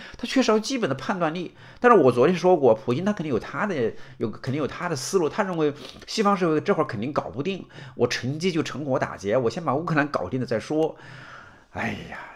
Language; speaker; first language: Chinese; native; Chinese